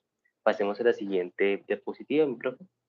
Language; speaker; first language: Spanish; native; Spanish